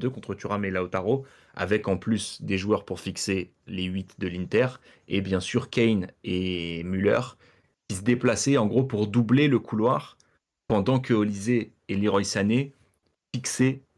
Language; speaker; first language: French; native; French